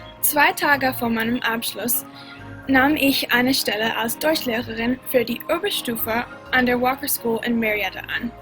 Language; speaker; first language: German; non-native, fluent; English